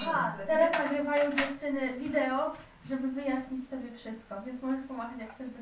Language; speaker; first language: Polish; native; Polish